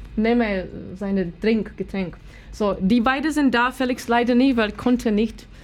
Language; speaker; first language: German; non-native, fluent; Slovak